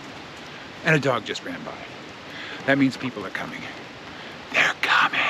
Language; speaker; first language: English; native; English